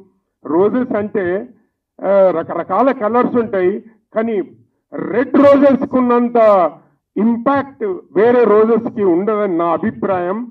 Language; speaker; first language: Telugu; native; Telugu